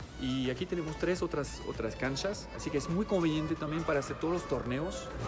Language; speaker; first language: Spanish; non-native, fluent; French